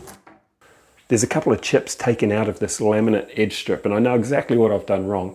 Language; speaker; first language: English; native; English